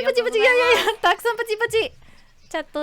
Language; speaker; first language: Japanese; non-native, learner; English